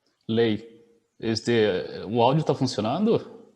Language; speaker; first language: Portuguese; native; Portuguese